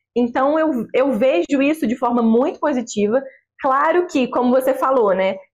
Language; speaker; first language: Portuguese; native; Portuguese